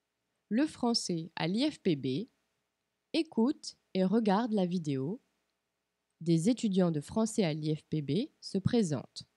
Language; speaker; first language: French; non-native, fluent; Portuguese